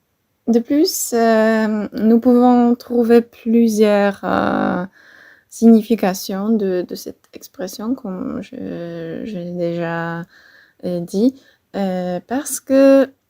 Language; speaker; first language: French; non-native, fluent; Polish